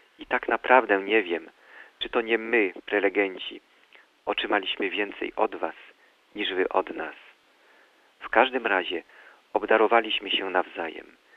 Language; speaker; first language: Polish; early bilingual, heritage; Polish